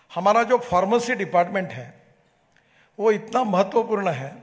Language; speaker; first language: Hindi; non-native, local second language; Marathi